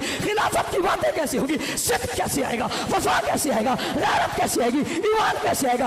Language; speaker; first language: Urdu; native; Urdu